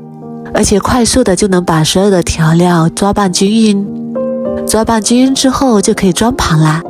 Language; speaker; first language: Chinese; native; Chinese